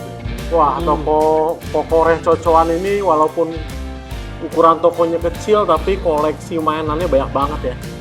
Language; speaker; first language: Indonesian; native; Indonesian